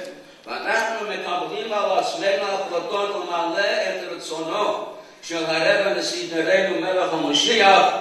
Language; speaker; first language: Hebrew; non-native, fluent; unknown